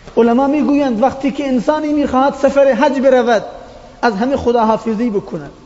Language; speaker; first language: Persian; non-native, local second language; Baluchi